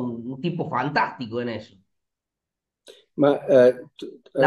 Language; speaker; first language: Spanish; native; Spanish